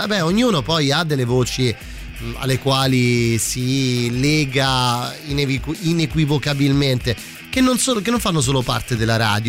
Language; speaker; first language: Italian; native; Italian